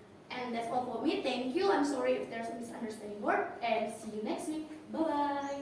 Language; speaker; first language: English; non-native, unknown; Indonesian